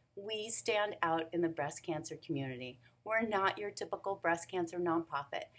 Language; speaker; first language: English; native; English